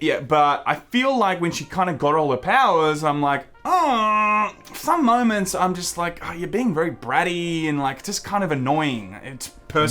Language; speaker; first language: English; native; English